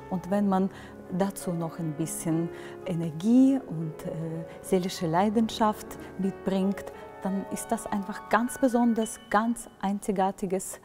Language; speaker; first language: German; non-native, fluent; Ukrainian